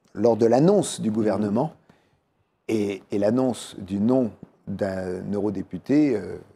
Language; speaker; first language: French; native; French